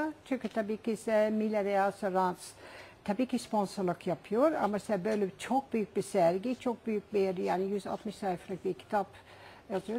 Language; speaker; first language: Turkish; non-native, fluent; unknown